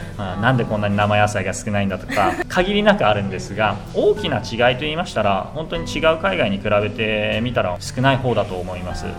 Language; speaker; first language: Japanese; native; Japanese